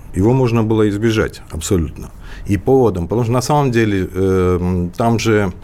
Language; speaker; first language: Russian; non-native, local second language; Georgian